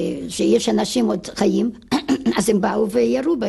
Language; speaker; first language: Hebrew; non-native, fluent; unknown